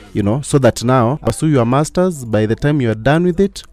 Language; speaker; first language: English; non-native, local second language; Meru